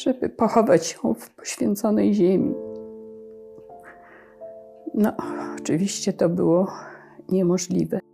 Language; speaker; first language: Polish; native; Polish